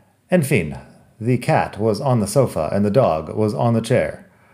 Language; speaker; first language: English; native; English